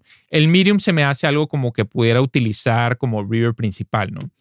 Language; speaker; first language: Spanish; native; Spanish